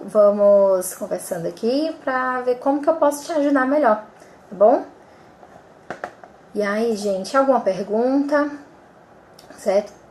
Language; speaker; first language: Portuguese; native; Portuguese